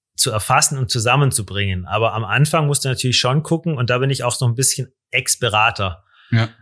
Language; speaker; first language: German; native; German